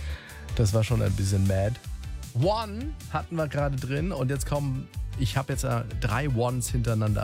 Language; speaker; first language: German; native; German